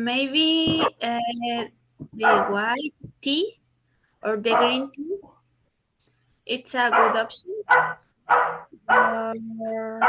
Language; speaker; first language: English; non-native, learner; Spanish